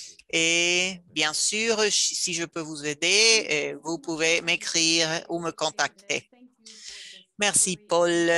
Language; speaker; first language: French; non-native, fluent; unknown